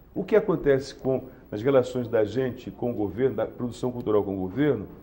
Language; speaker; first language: Portuguese; native; Portuguese